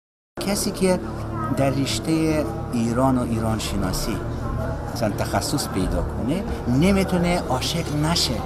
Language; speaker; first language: Persian; non-native, fluent; Russian